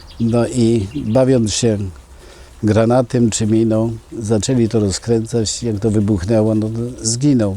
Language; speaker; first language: Polish; native; Polish